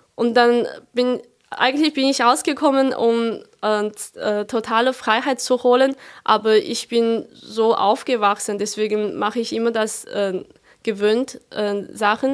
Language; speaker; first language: German; non-native, fluent; Chinese